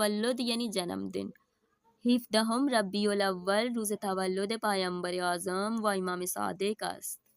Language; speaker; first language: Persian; non-native, fluent; Urdu